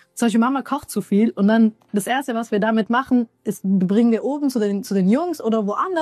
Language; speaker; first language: German; early bilingual, other home language; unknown